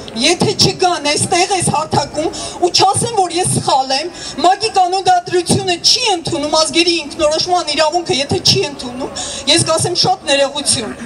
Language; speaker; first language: Armenian; native; Armenian